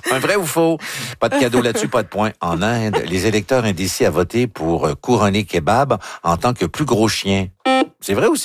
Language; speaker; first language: French; native; French